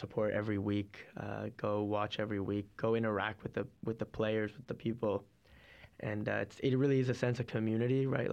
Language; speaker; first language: English; native; English